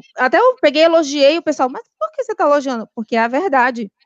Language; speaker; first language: Portuguese; native; Portuguese